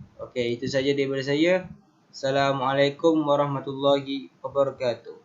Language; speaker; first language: Malay; native; Malay